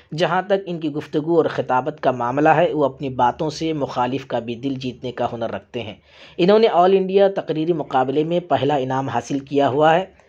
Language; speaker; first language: Urdu; native; Urdu